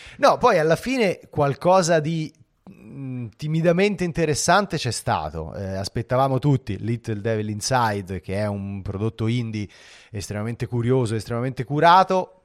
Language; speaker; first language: Italian; native; Italian